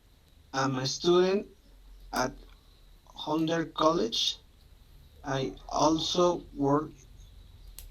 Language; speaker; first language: English; non-native, learner; Spanish